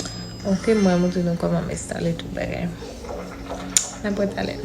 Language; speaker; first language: French; non-native, learner; Haitian Creole